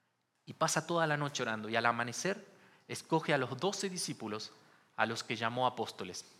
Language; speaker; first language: Spanish; native; Spanish